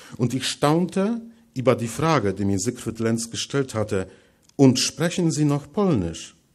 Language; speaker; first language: German; non-native, fluent; Polish